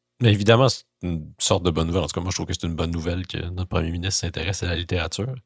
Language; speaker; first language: French; native; French